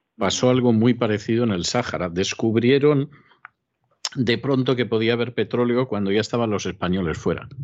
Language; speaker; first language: Spanish; native; Spanish